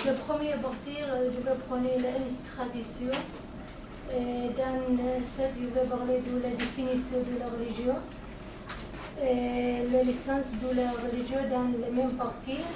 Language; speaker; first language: French; non-native, learner; Arabic